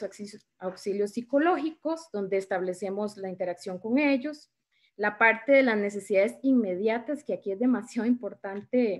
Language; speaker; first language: Spanish; native; Spanish